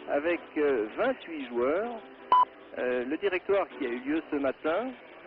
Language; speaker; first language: French; native; French